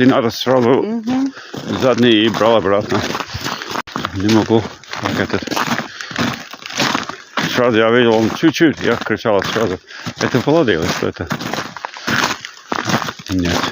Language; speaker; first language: Russian; non-native, learner; English